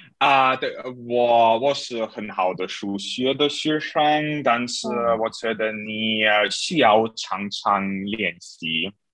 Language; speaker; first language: Chinese; non-native, learner; German